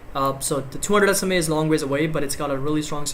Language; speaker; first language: English; native; English